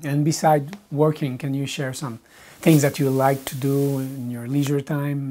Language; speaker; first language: English; non-native, fluent; French